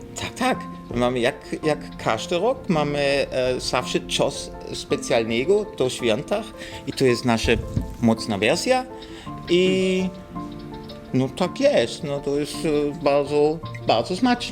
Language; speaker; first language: Polish; non-native, learner; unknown